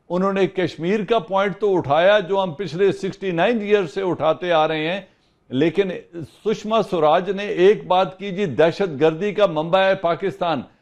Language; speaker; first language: Urdu; non-native, local second language; Punjabi